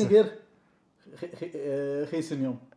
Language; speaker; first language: Mongolian; non-native, learner; Arabic